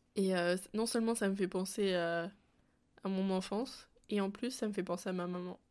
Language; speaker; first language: French; native; French